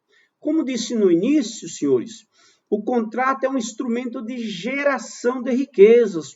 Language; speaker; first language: Portuguese; native; Portuguese